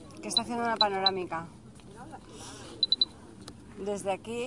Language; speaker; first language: Spanish; native; Spanish